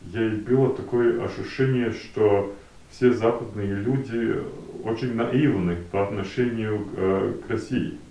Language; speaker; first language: Russian; non-native, local second language; Latvian